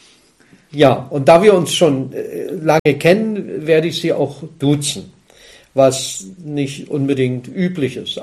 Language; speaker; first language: German; native; German